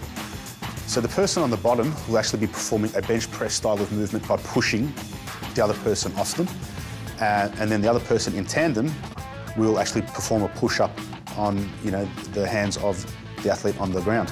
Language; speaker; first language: English; native; English